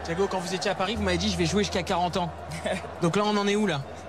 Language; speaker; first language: French; native; French